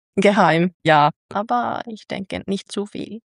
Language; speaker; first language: German; non-native, learner; Finnish